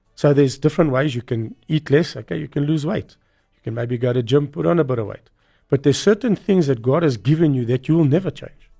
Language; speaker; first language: English; native; English